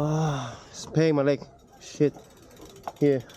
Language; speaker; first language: English; non-native, learner; Cantonese